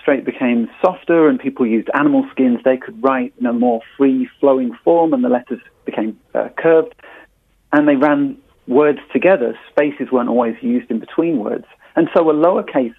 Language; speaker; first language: English; native; English